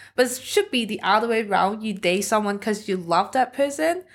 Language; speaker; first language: English; non-native, local second language; Cantonese